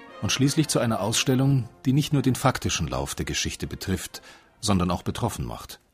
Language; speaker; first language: German; native; German